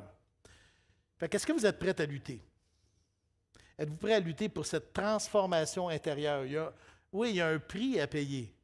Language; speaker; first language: French; native; French